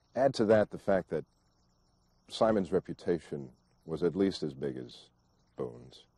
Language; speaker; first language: English; native; English